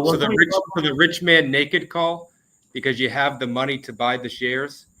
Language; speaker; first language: English; native; English